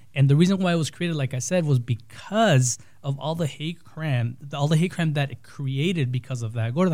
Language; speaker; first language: English; early bilingual, other home language; Spanish